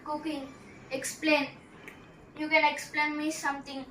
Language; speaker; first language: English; non-native, local second language; Telugu